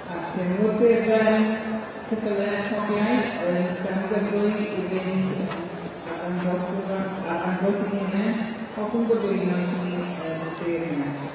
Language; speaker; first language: Welsh; native; Welsh